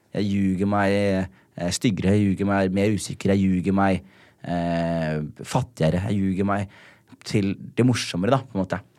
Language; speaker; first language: Norwegian; early bilingual, other home language; Somali